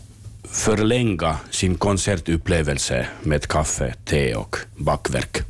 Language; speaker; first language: Swedish; non-native, learner; Finnish